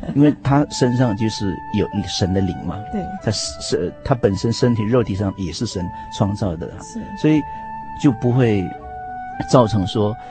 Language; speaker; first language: Chinese; non-native, local second language; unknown